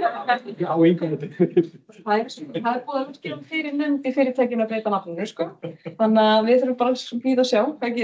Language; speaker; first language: Icelandic; native; Icelandic